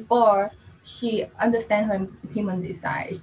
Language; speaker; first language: English; non-native, local second language; Cantonese